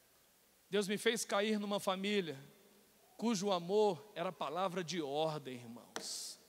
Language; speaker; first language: Portuguese; native; Portuguese